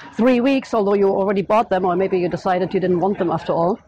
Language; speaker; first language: English; non-native, fluent; German